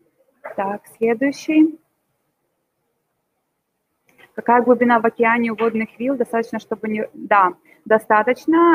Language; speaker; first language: Russian; native; Russian